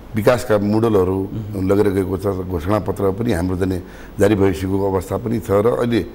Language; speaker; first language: Nepali; native; Nepali